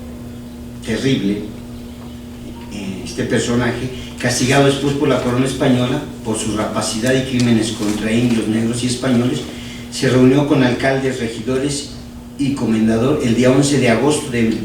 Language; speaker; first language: Spanish; native; Spanish